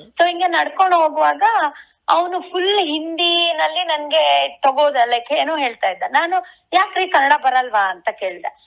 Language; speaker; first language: Kannada; native; Kannada